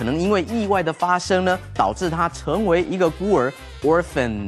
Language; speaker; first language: Chinese; native; Chinese